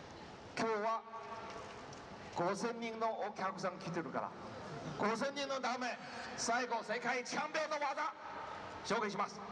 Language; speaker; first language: Japanese; non-native, learner; Chinese